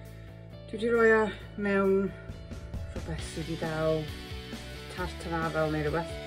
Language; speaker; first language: Welsh; non-native, local second language; English